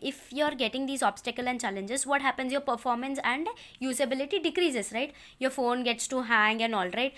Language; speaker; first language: English; non-native, local second language; Telugu